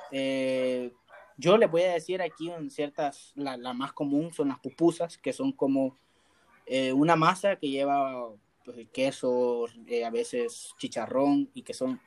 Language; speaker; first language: Spanish; native; Spanish